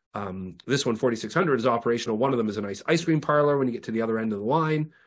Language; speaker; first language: English; native; English